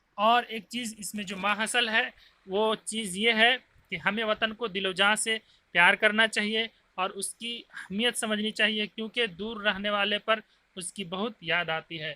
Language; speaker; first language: Urdu; native; Urdu